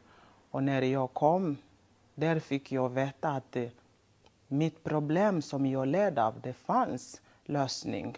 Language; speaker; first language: Swedish; non-native, local second language; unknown